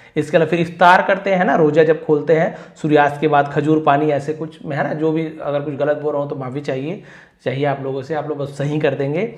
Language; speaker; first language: Hindi; native; Hindi